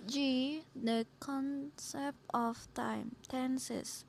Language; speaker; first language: English; non-native, learner; Indonesian